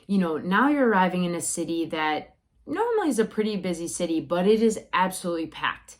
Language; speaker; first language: English; native; English